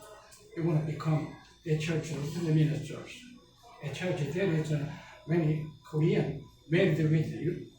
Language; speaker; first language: English; non-native, learner; Korean